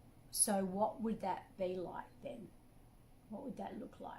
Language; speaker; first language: English; native; English